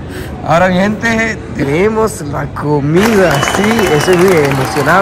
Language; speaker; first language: Spanish; non-native, learner; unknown